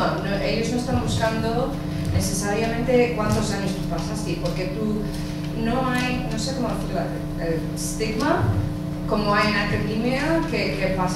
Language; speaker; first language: Spanish; early bilingual, heritage; English